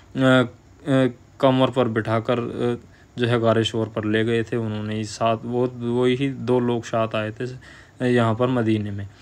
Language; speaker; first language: Hindi; native; Hindi